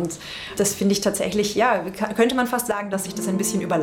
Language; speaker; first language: German; native; German